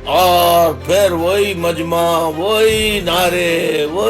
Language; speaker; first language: Urdu; native; Urdu